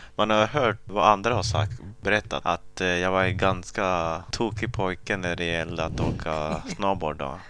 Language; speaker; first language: Swedish; early bilingual, other home language; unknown